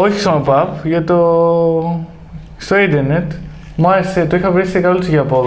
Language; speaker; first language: Greek; native; Greek